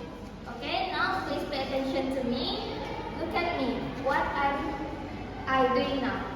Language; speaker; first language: English; non-native, learner; Indonesian